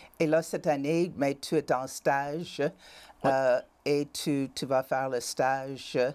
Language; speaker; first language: French; native; French